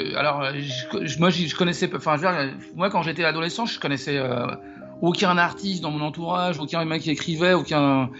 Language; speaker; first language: French; native; French